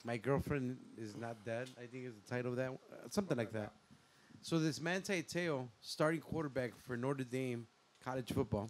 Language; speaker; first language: English; early bilingual, other home language; Spanish